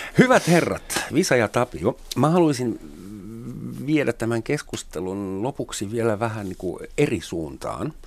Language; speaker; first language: Finnish; non-native, fluent; German